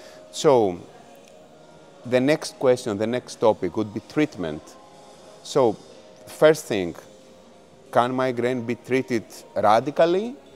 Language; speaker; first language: English; non-native, fluent; Greek